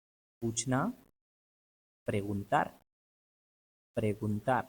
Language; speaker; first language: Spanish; non-native, fluent; Urdu